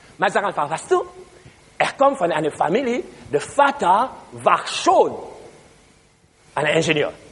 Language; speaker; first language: German; non-native, learner; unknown